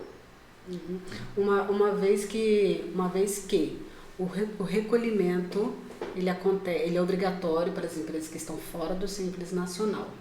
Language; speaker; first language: Portuguese; native; Portuguese